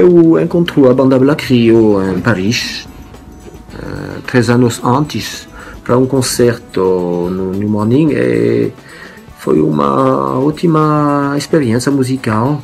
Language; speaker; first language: Portuguese; non-native, learner; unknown